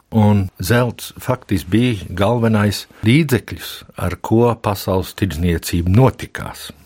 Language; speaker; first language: Latvian; early bilingual, heritage; Latvian